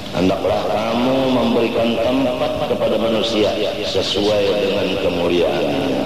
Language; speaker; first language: Malay; non-native, local second language; Banjar